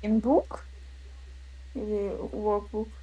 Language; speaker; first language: English; non-native, learner; Russian